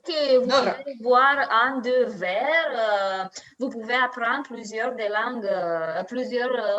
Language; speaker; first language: French; non-native, learner; Romanian